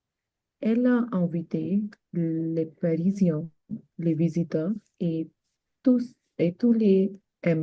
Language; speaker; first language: French; non-native, learner; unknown